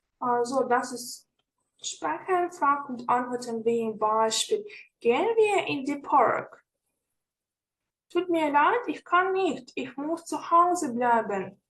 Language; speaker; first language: German; non-native, fluent; Ukrainian